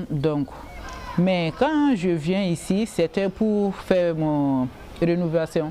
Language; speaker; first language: French; non-native, local second language; Bambara